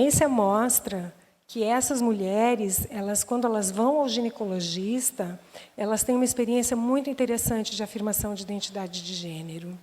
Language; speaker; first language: Portuguese; native; Portuguese